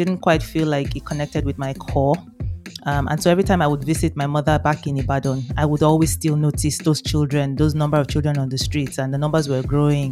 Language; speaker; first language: English; non-native, local second language; Yoruba